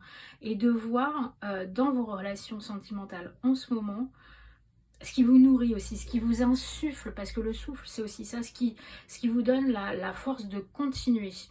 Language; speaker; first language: French; native; French